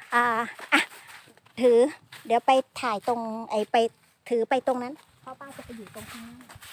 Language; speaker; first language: Thai; native; Thai